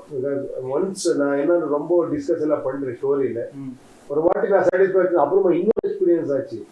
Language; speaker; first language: Tamil; non-native, learner; Kannada